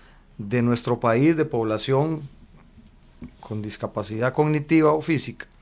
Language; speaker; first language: Spanish; native; Spanish